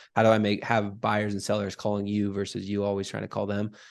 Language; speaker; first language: English; native; English